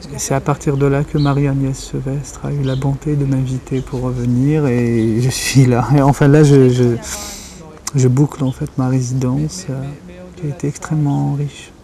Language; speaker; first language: French; non-native, local second language; Kabyle